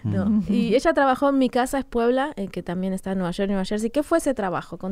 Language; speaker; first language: Spanish; native; Spanish